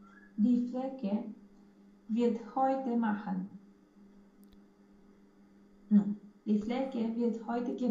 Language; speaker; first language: German; non-native, learner; Romanian